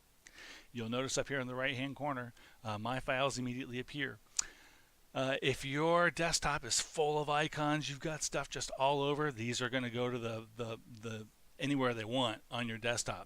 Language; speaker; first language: English; native; English